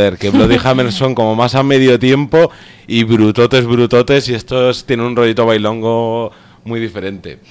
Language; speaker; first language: Spanish; native; Spanish